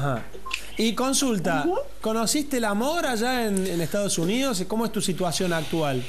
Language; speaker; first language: Spanish; native; Spanish